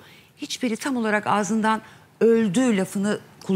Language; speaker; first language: Turkish; native; Turkish